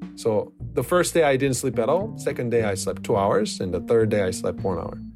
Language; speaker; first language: English; non-native, fluent; Korean